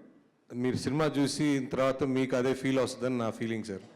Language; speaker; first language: Telugu; native; Telugu